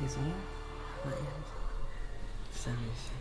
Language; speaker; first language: German; native; German